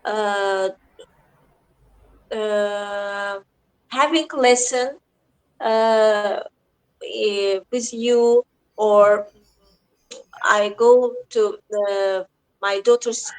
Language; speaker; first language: English; non-native, learner; Azerbaijani